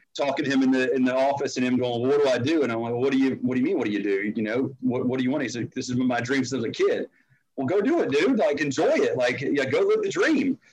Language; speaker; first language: English; native; English